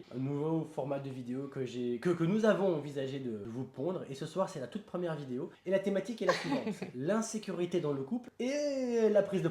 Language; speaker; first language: French; native; French